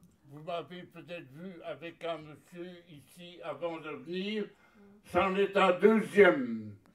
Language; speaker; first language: French; native; French